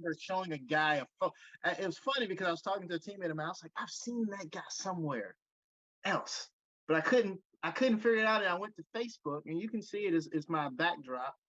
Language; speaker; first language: English; native; English